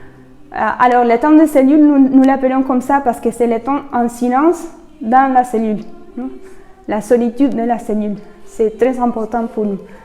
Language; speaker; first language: French; non-native, fluent; Spanish